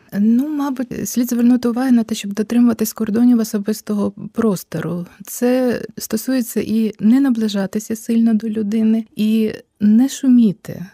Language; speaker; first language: Ukrainian; early bilingual, heritage; Ukrainian